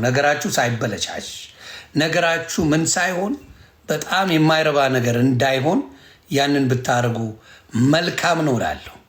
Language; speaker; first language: Amharic; native; Amharic